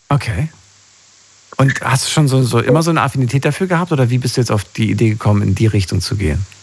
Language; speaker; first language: German; native; German